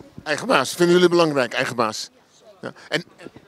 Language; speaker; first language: Dutch; native; Dutch